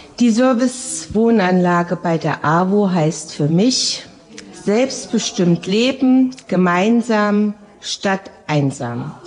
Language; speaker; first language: German; native; German